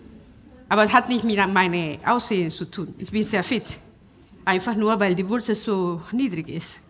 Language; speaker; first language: German; non-native, fluent; Spanish